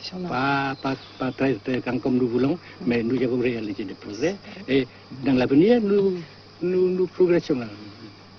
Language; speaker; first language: French; non-native, local second language; Vietnamese